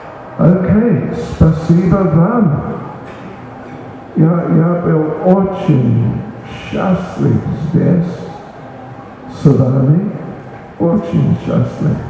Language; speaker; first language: Russian; non-native, learner; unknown